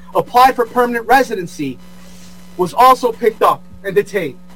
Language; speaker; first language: English; early bilingual, other home language; Portuguese